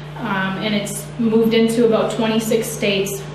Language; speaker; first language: English; native; English